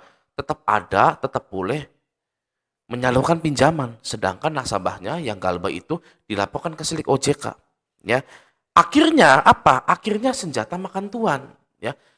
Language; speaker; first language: Indonesian; native; Indonesian